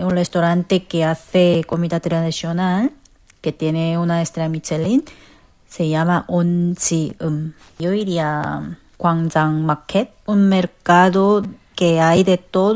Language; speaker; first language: Spanish; non-native, fluent; Korean